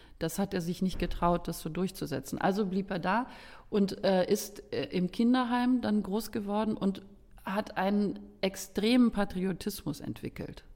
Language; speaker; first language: German; early bilingual, other home language; Lithuanian